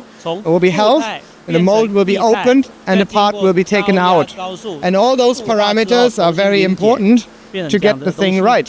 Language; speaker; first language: English; non-native, fluent; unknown